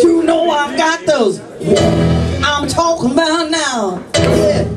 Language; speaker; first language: English; native; English